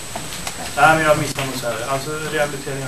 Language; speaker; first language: Swedish; native; Swedish